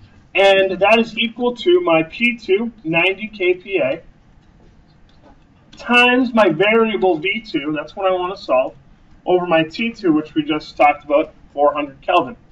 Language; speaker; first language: English; native; English